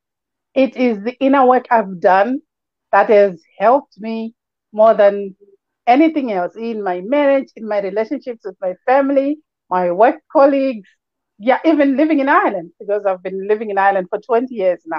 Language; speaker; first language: English; non-native, local second language; Shona